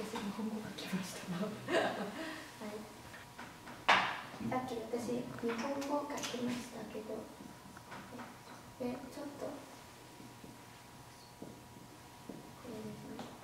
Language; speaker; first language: Japanese; non-native, fluent; Chinese